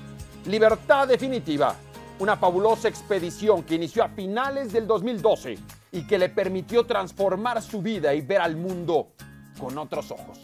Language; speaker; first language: Spanish; native; Spanish